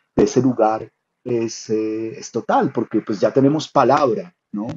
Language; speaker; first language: Spanish; native; Spanish